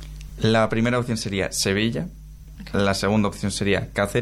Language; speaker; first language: Spanish; native; Spanish